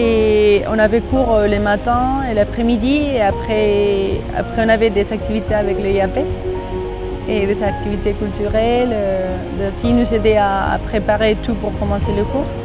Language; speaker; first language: French; non-native, learner; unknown